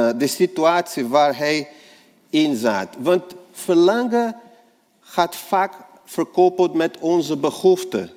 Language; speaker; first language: Dutch; non-native, fluent; Portuguese